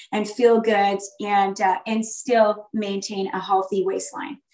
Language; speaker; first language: English; native; English